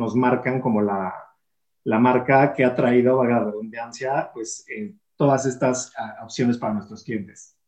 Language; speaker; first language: Spanish; native; Spanish